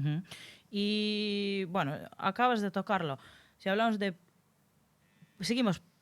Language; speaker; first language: Spanish; non-native, fluent; Russian